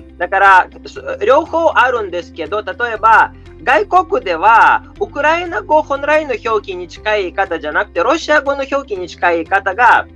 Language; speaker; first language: Japanese; non-native, fluent; Russian